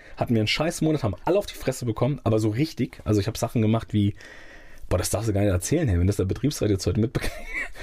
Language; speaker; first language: German; native; German